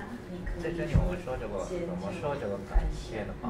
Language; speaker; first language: Chinese; non-native, learner; English